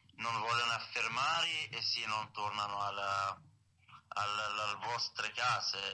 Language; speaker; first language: Italian; non-native, learner; Arabic